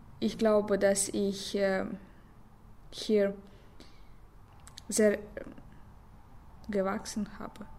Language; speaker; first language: German; non-native, learner; Russian